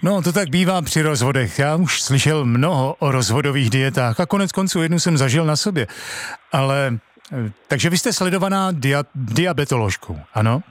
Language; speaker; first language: Czech; native; Czech